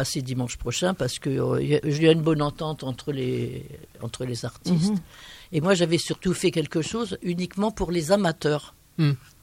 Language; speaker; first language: French; native; French